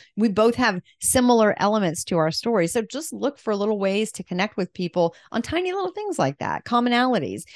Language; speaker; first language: English; native; English